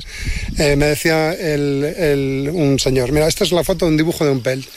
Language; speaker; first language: Spanish; native; Spanish